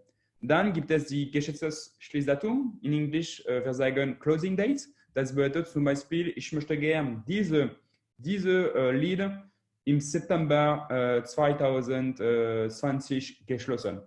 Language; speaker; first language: German; non-native, learner; French